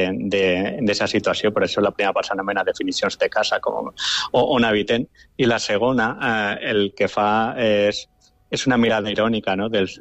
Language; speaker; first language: Catalan; non-native, local second language; Spanish